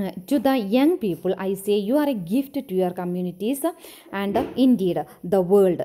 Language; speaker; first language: English; non-native, local second language; Malayalam